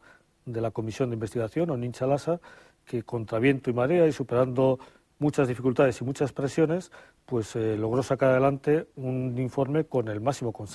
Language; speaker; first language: Spanish; native; Spanish